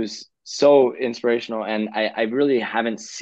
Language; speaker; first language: English; native; English